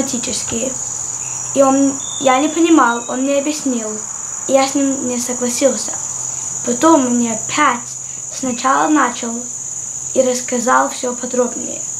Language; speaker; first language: Russian; early bilingual, heritage; Russian